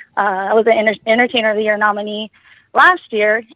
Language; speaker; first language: English; early bilingual, other home language; Spanish